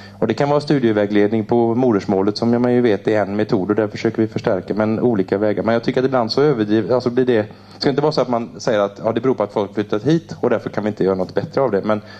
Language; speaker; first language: Swedish; native; Swedish